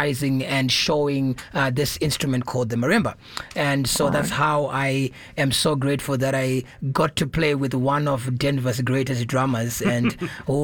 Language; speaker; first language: English; non-native, local second language; Shona